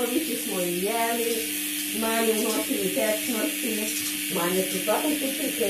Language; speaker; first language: Serbian; native; Serbian